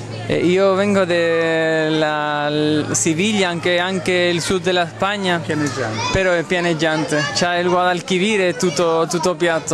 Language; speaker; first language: Italian; non-native, fluent; Spanish